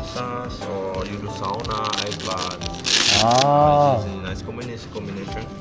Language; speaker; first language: English; non-native, learner; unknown